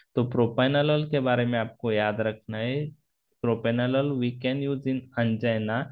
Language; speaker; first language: Hindi; non-native, local second language; Marathi